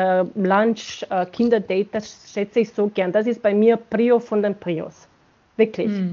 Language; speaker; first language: German; non-native, fluent; Bosnian